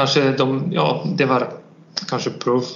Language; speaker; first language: Swedish; non-native, learner; Polish